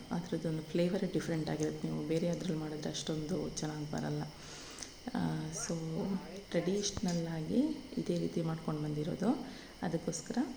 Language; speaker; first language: Kannada; non-native, local second language; Tulu